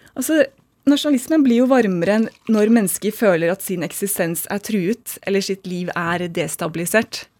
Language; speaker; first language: Norwegian; native; Norwegian